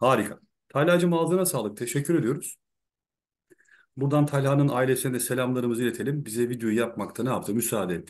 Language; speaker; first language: Turkish; native; Turkish